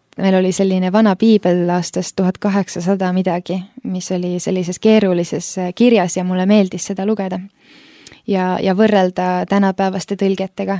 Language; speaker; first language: Estonian; early bilingual, other home language; Finnish